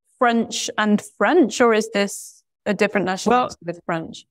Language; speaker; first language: English; native; English